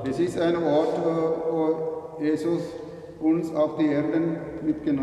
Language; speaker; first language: German; non-native, learner; Malayalam